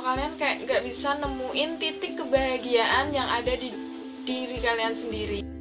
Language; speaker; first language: Indonesian; native; Indonesian